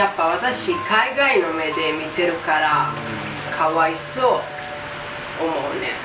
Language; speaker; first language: Japanese; non-native, learner; Italian